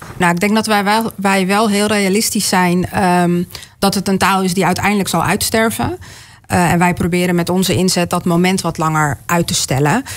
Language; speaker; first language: Dutch; early bilingual, other home language; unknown